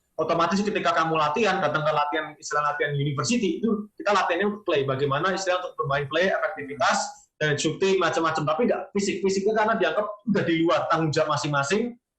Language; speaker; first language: Indonesian; native; Indonesian